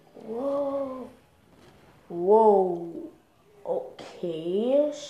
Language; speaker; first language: English; native; English